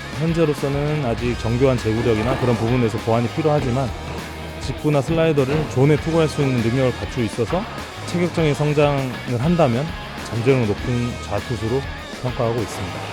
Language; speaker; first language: Korean; native; Korean